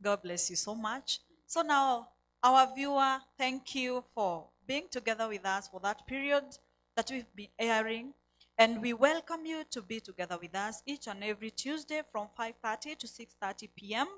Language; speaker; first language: English; non-native, local second language; Swahili